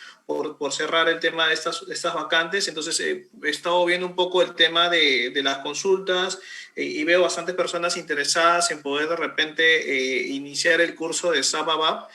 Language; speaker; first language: Spanish; native; Spanish